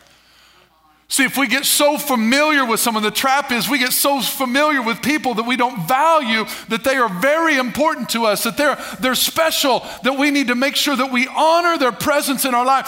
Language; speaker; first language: English; native; English